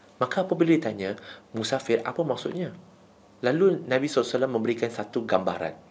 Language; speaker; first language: Malay; non-native, local second language; Chinese